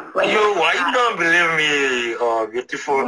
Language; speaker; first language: English; non-native, learner; Serbian